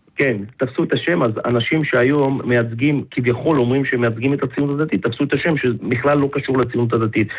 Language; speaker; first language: Hebrew; non-native, fluent; Russian